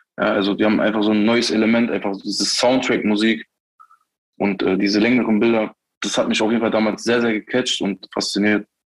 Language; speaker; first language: German; early bilingual, other home language; Turkish